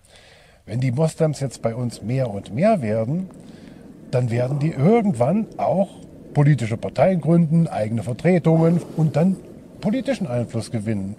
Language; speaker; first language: German; native; German